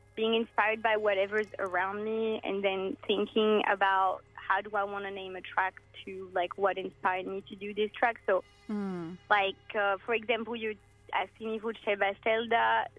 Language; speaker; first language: English; early bilingual, heritage; French